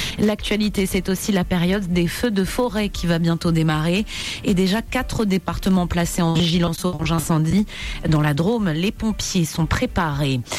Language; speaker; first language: French; native; French